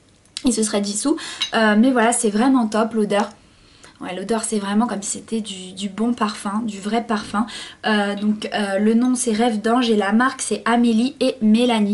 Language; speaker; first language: French; native; French